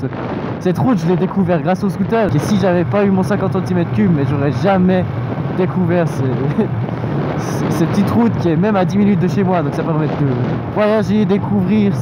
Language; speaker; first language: French; native; French